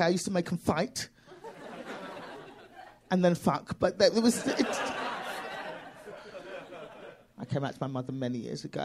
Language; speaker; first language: English; native; English